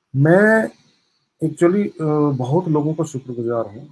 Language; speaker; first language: Hindi; native; Hindi